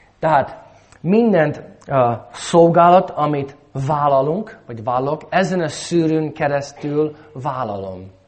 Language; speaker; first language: Hungarian; non-native, fluent; English